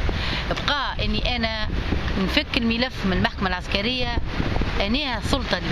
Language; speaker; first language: Arabic; native; Arabic